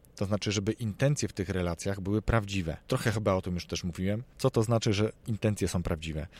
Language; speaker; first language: Polish; native; Polish